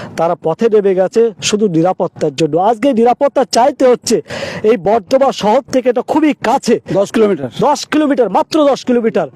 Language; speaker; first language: Bangla; native; Bangla